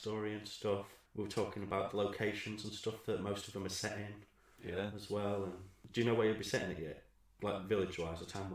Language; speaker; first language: English; native; English